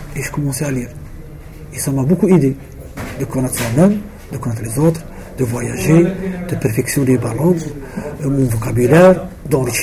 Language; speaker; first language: French; non-native, local second language; Arabic